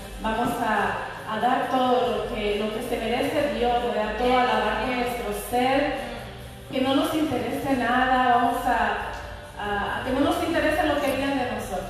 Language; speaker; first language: Spanish; native; Spanish